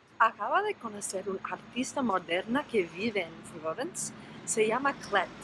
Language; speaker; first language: Spanish; non-native, learner; English